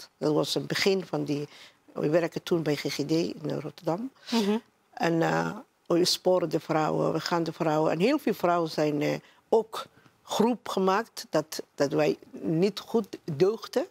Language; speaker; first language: Dutch; non-native, learner; Somali